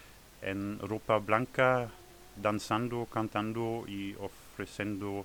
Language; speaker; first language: Spanish; non-native, learner; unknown